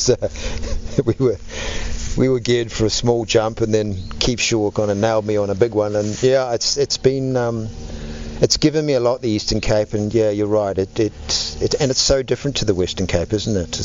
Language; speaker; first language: English; native; English